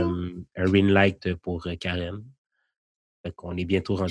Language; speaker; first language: French; native; French